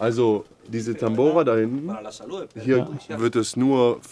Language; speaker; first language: German; native; German